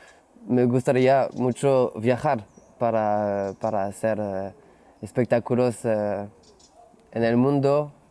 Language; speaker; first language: Spanish; non-native, learner; French